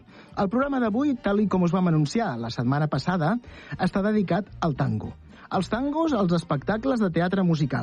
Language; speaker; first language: Catalan; native; Catalan